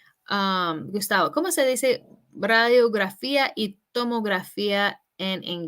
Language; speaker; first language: Spanish; non-native, fluent; English